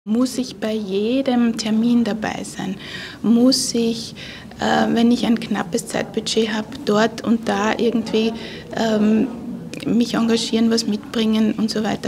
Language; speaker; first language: German; native; German